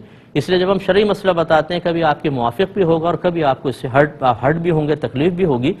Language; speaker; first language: Urdu; native; Urdu